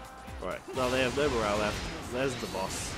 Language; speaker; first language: English; native; English